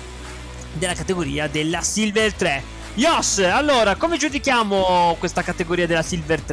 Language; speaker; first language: Italian; native; Italian